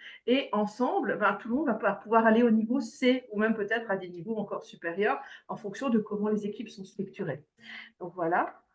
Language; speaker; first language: French; native; French